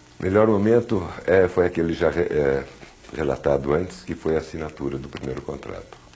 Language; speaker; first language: Portuguese; early bilingual, other home language; German